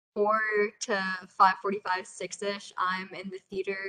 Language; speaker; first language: English; native; English